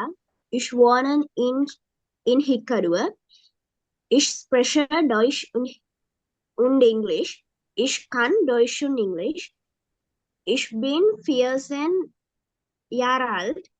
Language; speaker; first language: German; non-native, learner; Sinhala